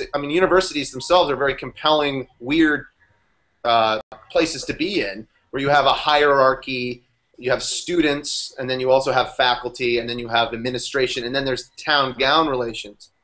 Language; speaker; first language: English; native; English